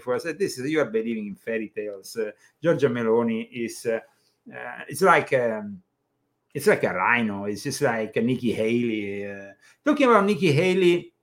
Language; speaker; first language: English; non-native, fluent; Italian